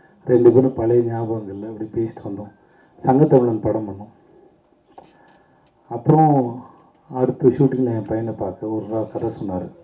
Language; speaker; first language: Tamil; native; Tamil